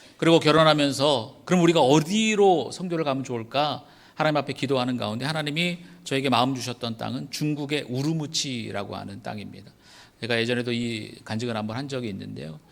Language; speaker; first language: Korean; native; Korean